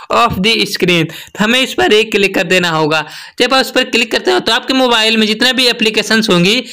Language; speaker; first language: Hindi; native; Hindi